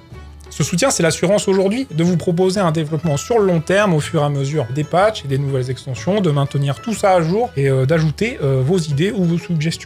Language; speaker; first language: French; native; French